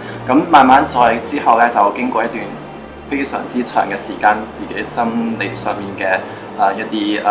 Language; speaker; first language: Cantonese; native; Cantonese